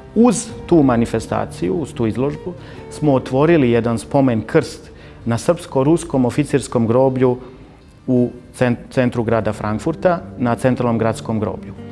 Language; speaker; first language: Bosnian; early bilingual, heritage; Bosnian